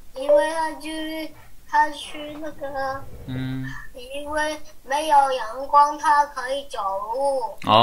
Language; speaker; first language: Chinese; early bilingual, heritage; Chinese